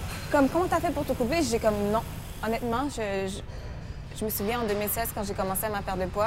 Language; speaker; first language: French; early bilingual, heritage; French